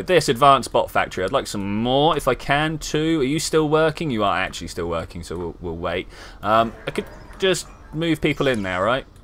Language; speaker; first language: English; native; English